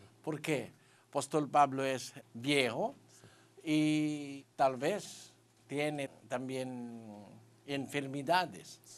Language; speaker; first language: Spanish; non-native, learner; Filipino